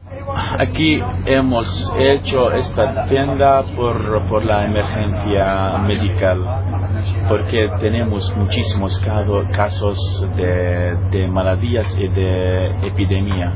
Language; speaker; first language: Spanish; non-native, fluent; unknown